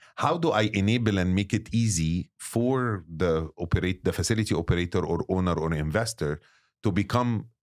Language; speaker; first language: English; non-native, fluent; Arabic